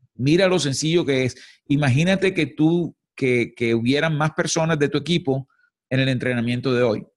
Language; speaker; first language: Spanish; native; Spanish